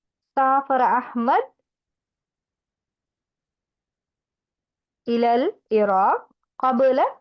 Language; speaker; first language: Arabic; non-native, fluent; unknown